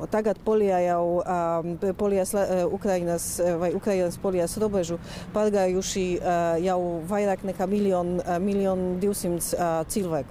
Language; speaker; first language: Latvian; non-native, fluent; Polish